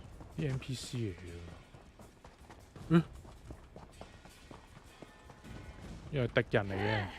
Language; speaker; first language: Chinese; native; Chinese